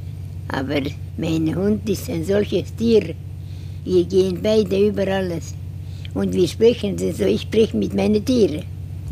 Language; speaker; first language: German; non-native, learner; Estonian